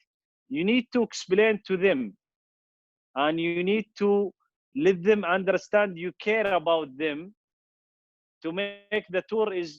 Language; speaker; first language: English; non-native, fluent; Arabic